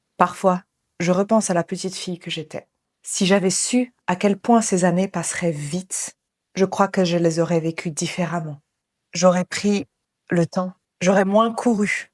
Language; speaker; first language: French; native; French